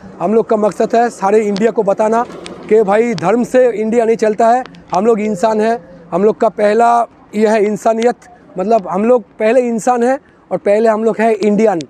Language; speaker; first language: Hindi; non-native, local second language; Bangla